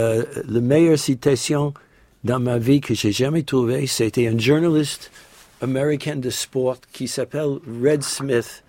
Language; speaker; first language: French; non-native, fluent; English